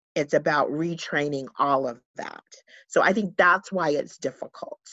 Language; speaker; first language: English; native; English